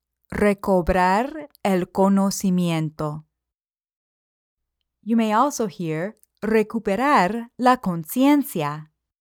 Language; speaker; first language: Spanish; non-native, fluent; English